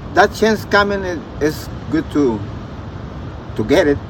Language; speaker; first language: English; non-native, learner; Spanish